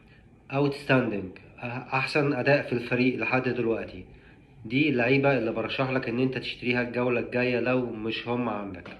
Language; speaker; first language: Arabic; native; Arabic